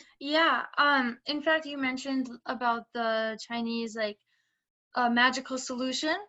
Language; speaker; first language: English; native; English